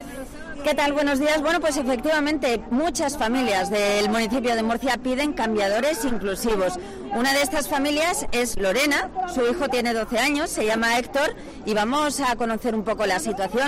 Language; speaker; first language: Spanish; native; Spanish